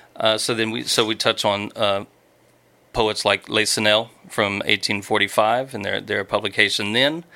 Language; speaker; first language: English; native; English